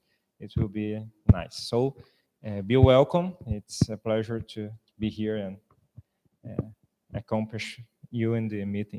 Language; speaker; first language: English; non-native, fluent; Portuguese